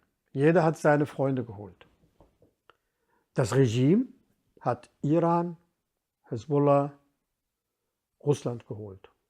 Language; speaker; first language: German; non-native, fluent; Kurdish